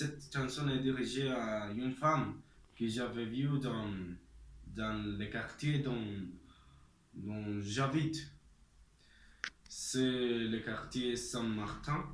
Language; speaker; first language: French; non-native, learner; Spanish